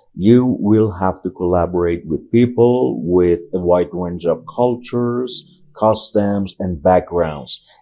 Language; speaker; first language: English; non-native, fluent; Persian